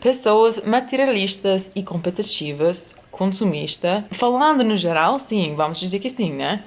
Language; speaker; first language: Portuguese; non-native, fluent; English